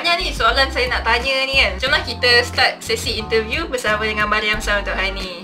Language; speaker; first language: Malay; native; Malay